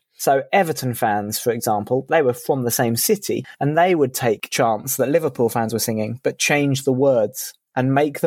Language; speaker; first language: English; native; English